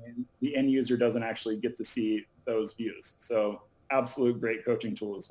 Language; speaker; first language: English; native; English